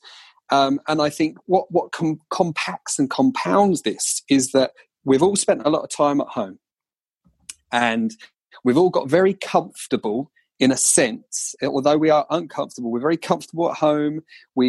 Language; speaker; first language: English; native; English